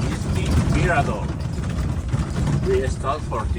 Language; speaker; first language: English; non-native, learner; Spanish